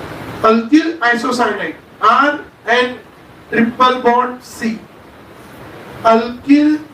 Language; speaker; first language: English; non-native, local second language; Marathi